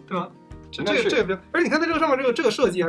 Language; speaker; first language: Chinese; native; Chinese